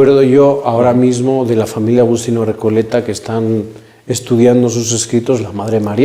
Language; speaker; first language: Spanish; native; Spanish